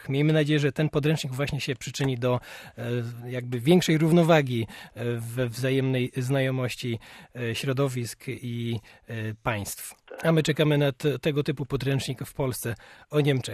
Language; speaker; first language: Polish; native; Polish